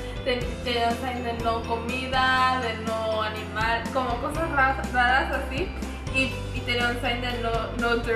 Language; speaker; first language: Spanish; early bilingual, other home language; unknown